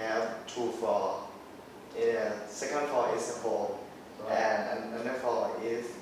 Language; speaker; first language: English; non-native, learner; Thai